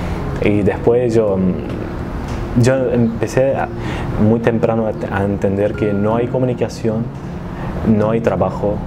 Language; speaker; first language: Spanish; non-native, fluent; Arabic